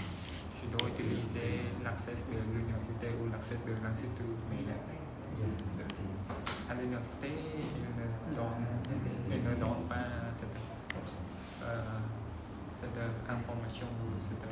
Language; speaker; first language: French; non-native, learner; Khmer